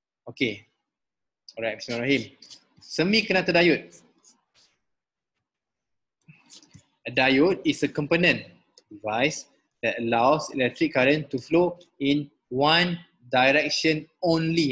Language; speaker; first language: English; non-native, local second language; Malay